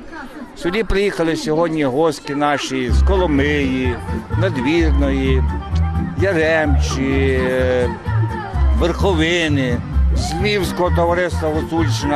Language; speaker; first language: Ukrainian; native; Ukrainian